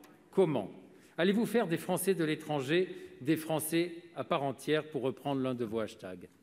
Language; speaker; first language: French; native; French